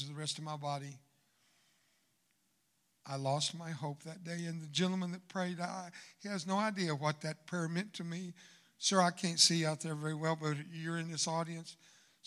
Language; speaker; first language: English; early bilingual, other home language; Spanish